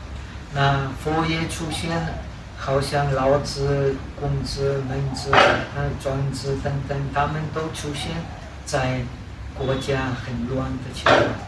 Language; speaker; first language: Chinese; non-native, fluent; Czech